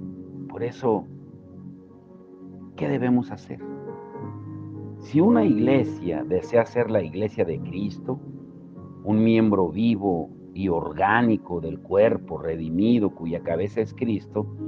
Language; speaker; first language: Spanish; native; Spanish